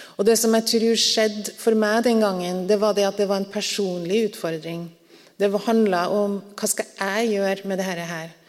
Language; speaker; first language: Norwegian; native; Norwegian